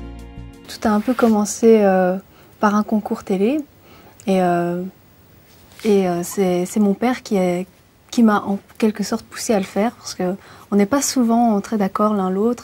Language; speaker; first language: French; early bilingual, other home language; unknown